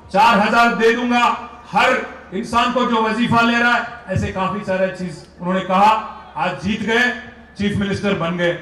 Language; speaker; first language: Hindi; non-native, local second language; Telugu